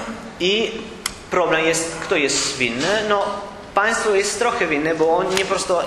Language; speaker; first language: Polish; non-native, learner; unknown